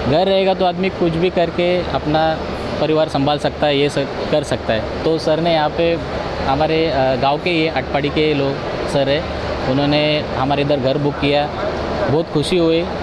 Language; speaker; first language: Hindi; non-native, local second language; Marathi